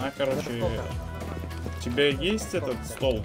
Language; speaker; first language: Russian; native; Russian